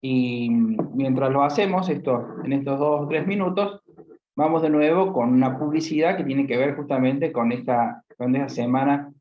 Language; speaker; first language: Spanish; native; Spanish